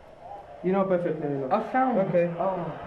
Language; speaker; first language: English; native; English